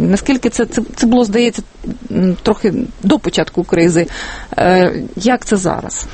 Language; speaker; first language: Ukrainian; native; Ukrainian